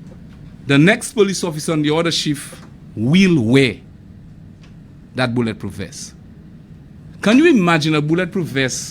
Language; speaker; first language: English; non-native, local second language; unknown